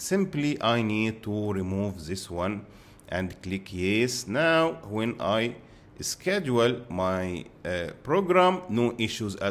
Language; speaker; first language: English; non-native, fluent; Arabic